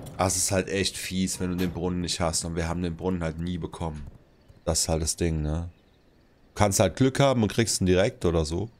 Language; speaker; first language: German; native; German